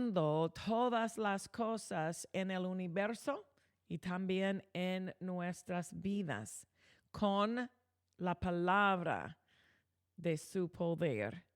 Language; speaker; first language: Spanish; non-native, fluent; English